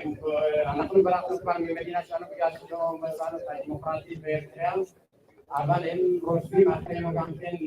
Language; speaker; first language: Hebrew; non-native, fluent; Tigrinya